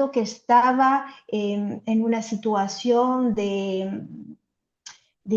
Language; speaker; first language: Spanish; non-native, fluent; French